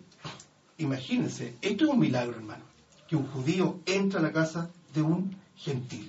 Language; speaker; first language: Spanish; native; Spanish